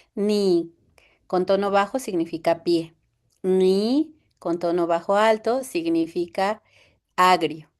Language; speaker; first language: Spanish; non-native, local second language; Zapotec